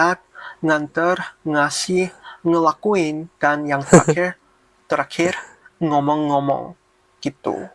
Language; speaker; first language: Indonesian; non-native, fluent; Korean